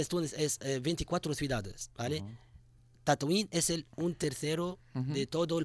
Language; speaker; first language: Spanish; non-native, fluent; Arabic